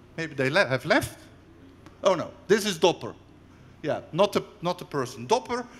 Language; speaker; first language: English; non-native, fluent; Dutch